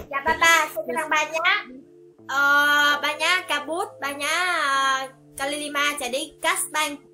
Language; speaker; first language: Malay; non-native, learner; Vietnamese